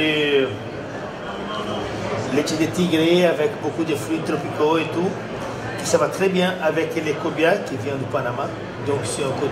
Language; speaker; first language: French; non-native, learner; Portuguese